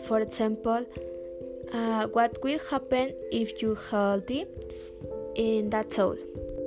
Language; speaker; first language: English; non-native, learner; Spanish